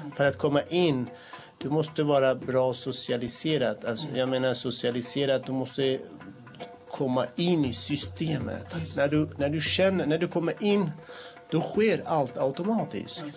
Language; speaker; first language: Swedish; non-native, fluent; Kurdish